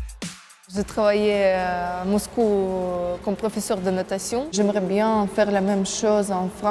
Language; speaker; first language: French; non-native, learner; Russian